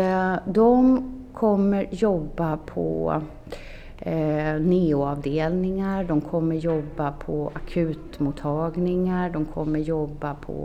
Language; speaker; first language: Swedish; native; Swedish